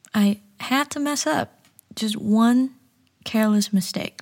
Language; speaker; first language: English; early bilingual, other home language; Chinese